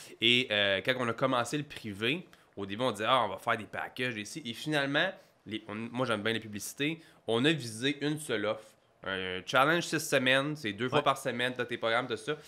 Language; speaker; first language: French; native; French